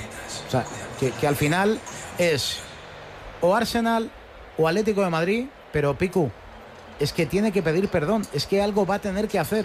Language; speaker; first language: Spanish; native; Spanish